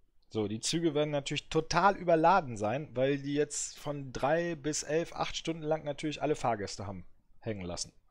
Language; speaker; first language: German; early bilingual, other home language; French